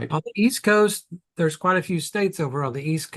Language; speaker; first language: English; native; English